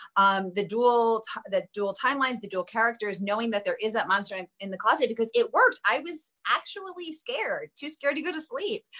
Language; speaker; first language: English; native; English